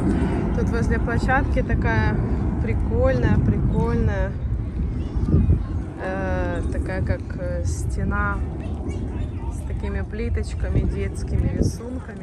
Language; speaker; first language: Russian; native; Russian